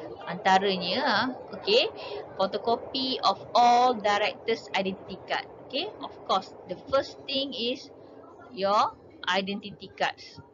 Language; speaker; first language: English; non-native, local second language; Malay